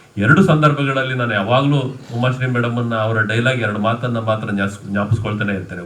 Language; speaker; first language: Kannada; native; Kannada